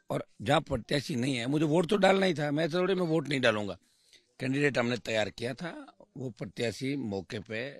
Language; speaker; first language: Hindi; native; Hindi